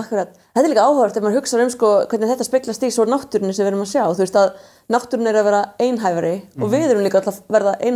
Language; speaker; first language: Icelandic; native; Icelandic